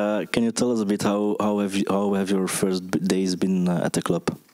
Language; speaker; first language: English; non-native, fluent; Dutch